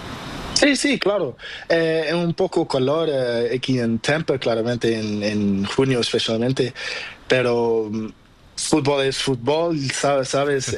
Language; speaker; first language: Spanish; non-native, learner; Portuguese